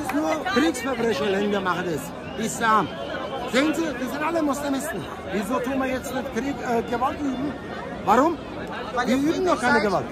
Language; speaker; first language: German; non-native, fluent; Turkish